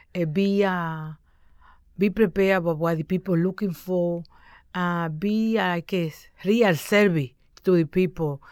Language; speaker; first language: English; non-native, learner; Spanish